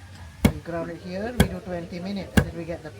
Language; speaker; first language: English; non-native, learner; Indonesian